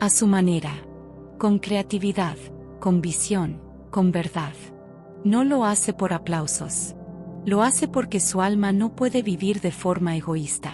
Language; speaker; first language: Spanish; native; Spanish